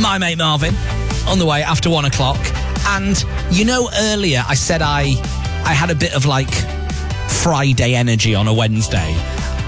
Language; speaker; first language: English; native; English